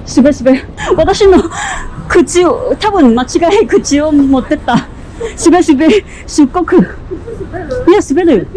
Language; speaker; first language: Japanese; non-native, learner; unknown